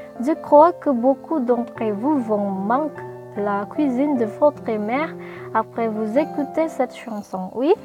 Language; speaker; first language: French; non-native, learner; Indonesian